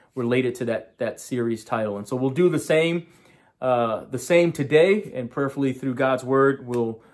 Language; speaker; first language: English; native; English